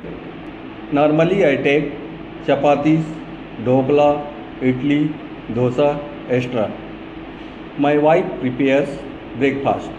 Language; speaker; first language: English; non-native, learner; Hindi